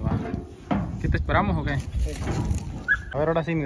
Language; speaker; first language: Spanish; native; Spanish